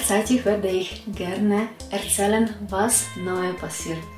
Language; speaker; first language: German; non-native, learner; Russian